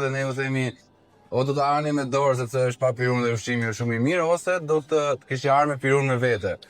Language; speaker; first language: Albanian; native; Albanian